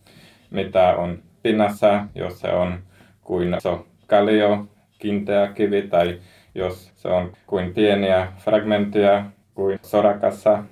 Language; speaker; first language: Finnish; non-native, learner; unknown